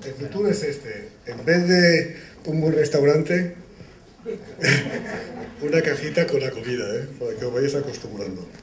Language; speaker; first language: Spanish; native; Spanish